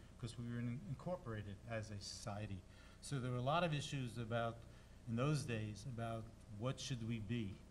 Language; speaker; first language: English; native; English